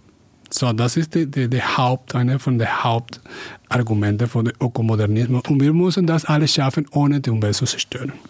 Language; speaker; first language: German; non-native, fluent; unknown